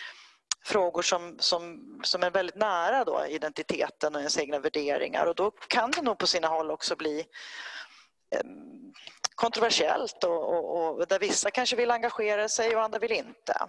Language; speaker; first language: Swedish; native; Swedish